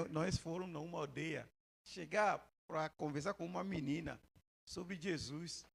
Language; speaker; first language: Portuguese; non-native, learner; Yoruba